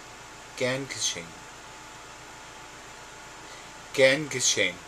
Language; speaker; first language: German; non-native, learner; English